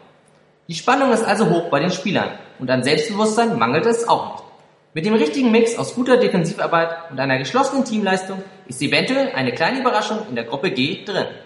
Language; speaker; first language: German; native; German